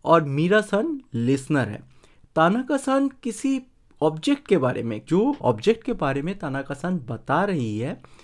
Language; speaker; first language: Hindi; native; Hindi